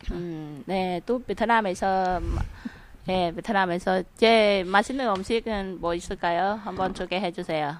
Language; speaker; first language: Korean; non-native, learner; Vietnamese